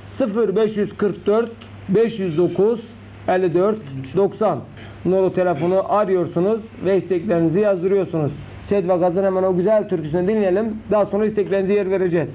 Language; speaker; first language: Turkish; native; Turkish